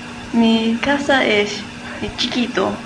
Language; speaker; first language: Spanish; non-native, learner; English